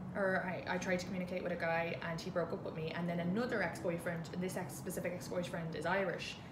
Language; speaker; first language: English; native; English